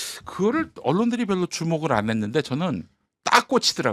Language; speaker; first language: Korean; native; Korean